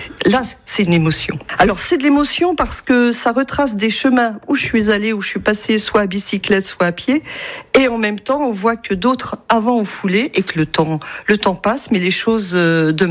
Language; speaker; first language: French; native; French